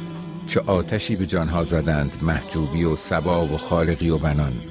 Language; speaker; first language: Persian; native; Persian